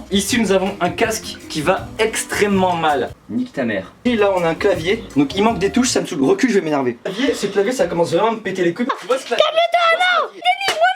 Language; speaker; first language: French; native; French